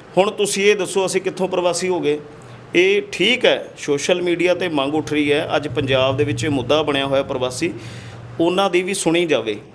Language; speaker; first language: Punjabi; non-native, local second language; Hindi